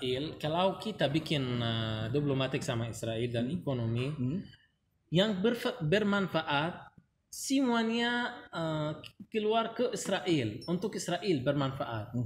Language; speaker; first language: Indonesian; non-native, learner; Arabic